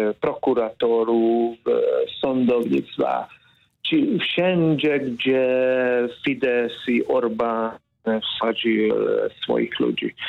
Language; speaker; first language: Polish; non-native, fluent; Hungarian